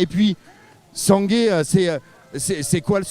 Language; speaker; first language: French; native; French